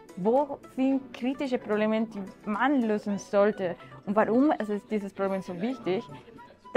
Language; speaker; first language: German; non-native, fluent; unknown